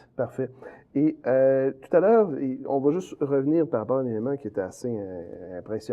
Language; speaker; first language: French; native; French